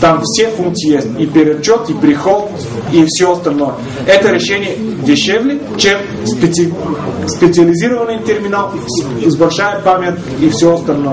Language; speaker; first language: Russian; non-native, fluent; Bulgarian